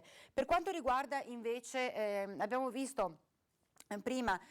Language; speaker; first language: Italian; native; Italian